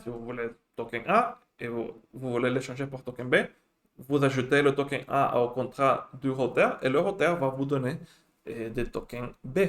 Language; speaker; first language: French; non-native, fluent; Spanish